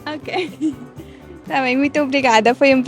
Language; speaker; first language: Portuguese; non-native, learner; Hindi